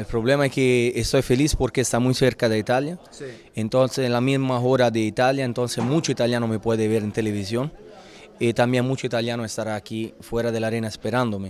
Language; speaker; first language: Spanish; non-native, fluent; Italian